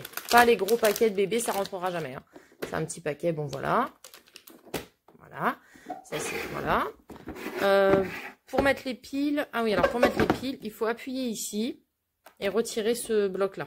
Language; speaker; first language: French; native; French